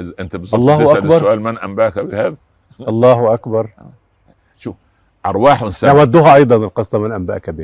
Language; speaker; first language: Arabic; native; Arabic